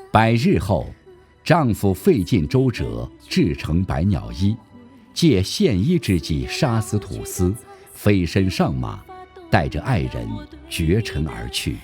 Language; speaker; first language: Chinese; native; Chinese